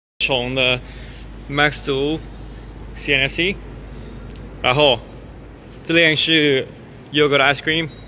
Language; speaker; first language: Chinese; non-native, learner; Thai